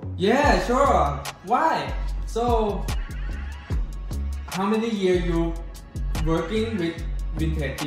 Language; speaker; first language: English; non-native, learner; Thai